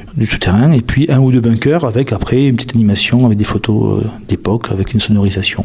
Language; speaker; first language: French; native; French